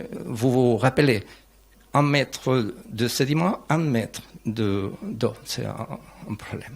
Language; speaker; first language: French; non-native, learner; Spanish